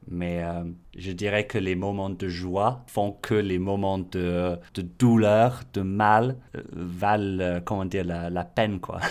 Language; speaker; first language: French; non-native, fluent; English